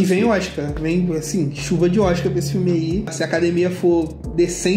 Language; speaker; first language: Portuguese; native; Portuguese